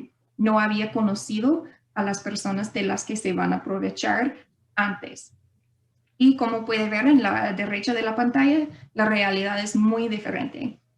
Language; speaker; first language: Spanish; non-native, fluent; English